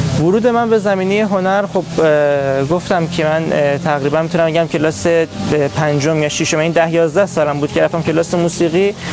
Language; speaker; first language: Persian; non-native, local second language; Azerbaijani